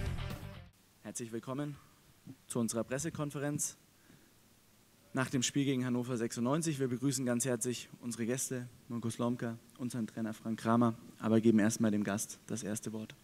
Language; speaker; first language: German; native; German